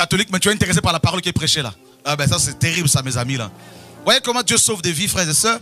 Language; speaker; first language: French; non-native, local second language; Lingala